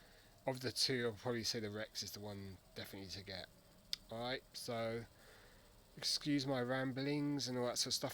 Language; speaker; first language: English; native; English